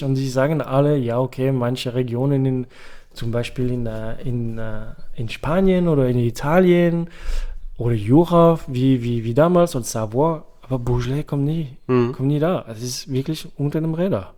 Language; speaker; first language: German; non-native, fluent; French